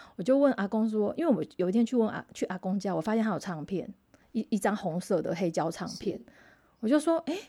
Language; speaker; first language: Chinese; non-native, local second language; Min Nan Chinese